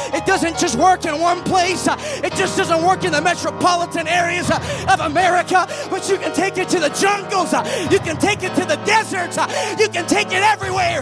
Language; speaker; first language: English; native; English